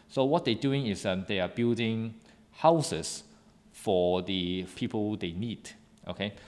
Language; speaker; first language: English; non-native, local second language; Cantonese